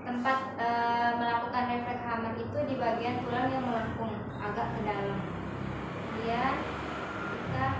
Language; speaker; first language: Indonesian; native; Indonesian